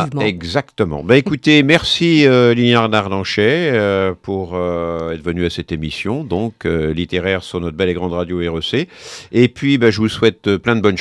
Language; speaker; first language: French; native; French